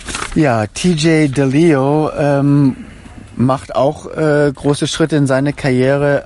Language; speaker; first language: German; native; German